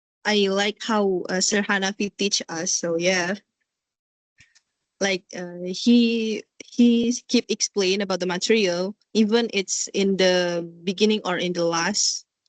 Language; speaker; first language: English; non-native, learner; Indonesian